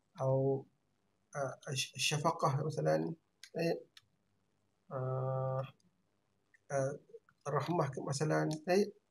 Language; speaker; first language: Arabic; non-native, fluent; Malay